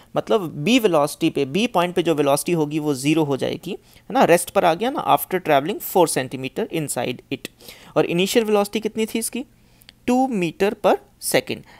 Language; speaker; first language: Hindi; native; Hindi